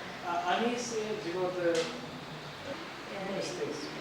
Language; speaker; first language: Russian; non-native, learner; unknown